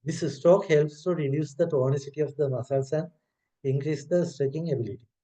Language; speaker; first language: English; non-native, local second language; Sinhala